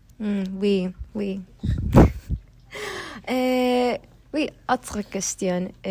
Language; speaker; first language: French; non-native, learner; English